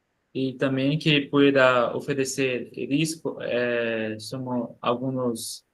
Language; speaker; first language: Spanish; non-native, learner; Portuguese